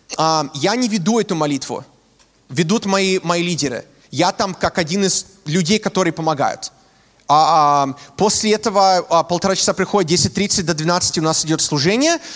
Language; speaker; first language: Russian; early bilingual, heritage; Russian